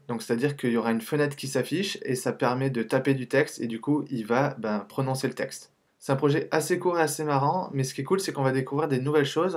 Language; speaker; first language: French; native; French